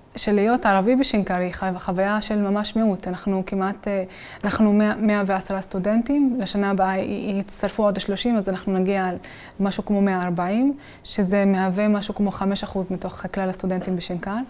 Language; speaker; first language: Hebrew; non-native, local second language; Arabic